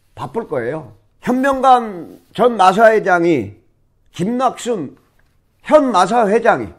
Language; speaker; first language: Korean; native; Korean